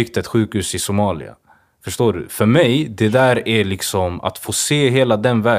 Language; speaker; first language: Swedish; early bilingual, other home language; Swahili